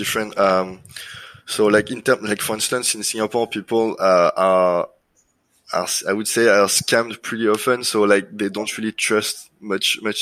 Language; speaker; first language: English; non-native, fluent; French